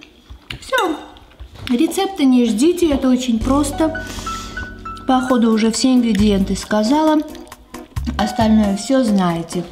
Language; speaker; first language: Russian; non-native, fluent; Armenian